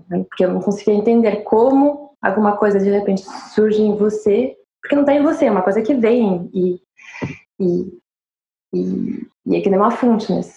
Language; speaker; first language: Portuguese; non-native, fluent; French